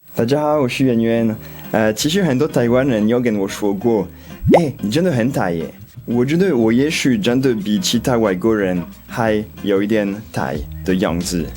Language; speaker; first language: Chinese; non-native, fluent; French